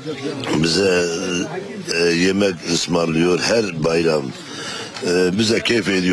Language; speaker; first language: Turkish; non-native, local second language; Kurdish